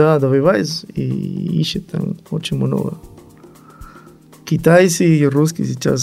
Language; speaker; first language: Russian; non-native, learner; Spanish